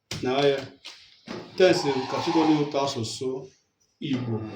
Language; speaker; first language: Igbo; native; Igbo